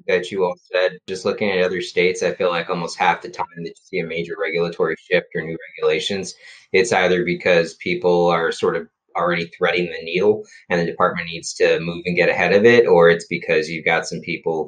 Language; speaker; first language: English; native; English